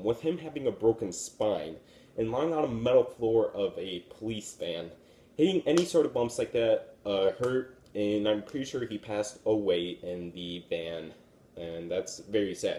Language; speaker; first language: English; native; English